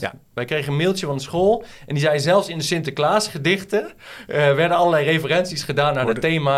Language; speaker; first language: Dutch; native; Dutch